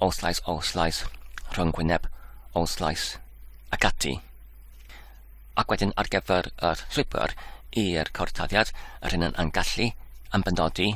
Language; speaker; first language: Welsh; non-native, fluent; English